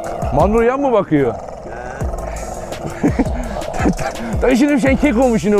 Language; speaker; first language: Turkish; native; Turkish